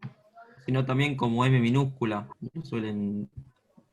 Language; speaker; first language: Spanish; native; Spanish